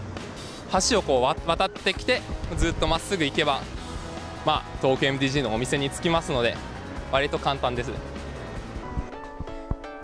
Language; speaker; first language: Japanese; early bilingual, heritage; Japanese